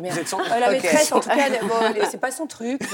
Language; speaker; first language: French; native; French